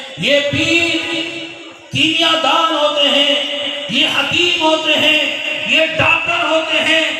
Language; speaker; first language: Urdu; non-native, local second language; Sindhi